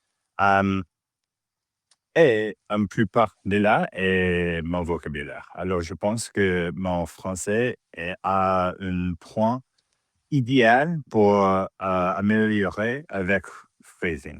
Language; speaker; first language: French; non-native, learner; English